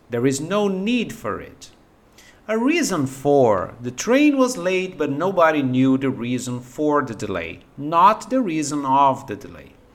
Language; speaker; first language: English; non-native, fluent; Portuguese